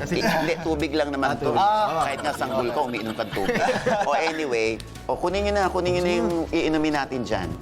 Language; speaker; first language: Filipino; native; Filipino